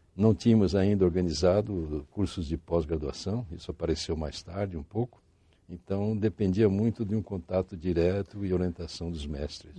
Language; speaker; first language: Portuguese; native; Portuguese